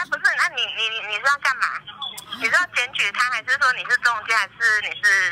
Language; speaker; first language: Chinese; native; Chinese